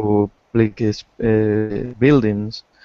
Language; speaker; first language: English; non-native, learner; Spanish